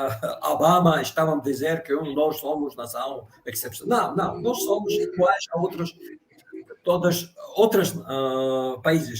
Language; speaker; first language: Portuguese; non-native, fluent; Russian